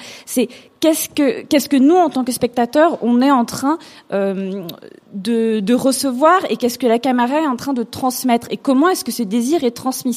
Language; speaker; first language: French; native; French